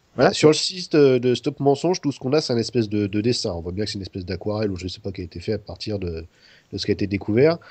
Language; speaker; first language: French; native; French